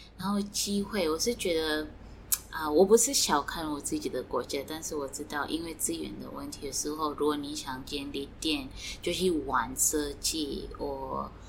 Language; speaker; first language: Chinese; non-native, fluent; Swati